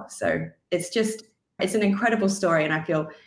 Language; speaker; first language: English; native; English